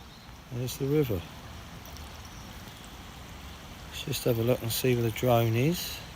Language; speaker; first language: English; native; English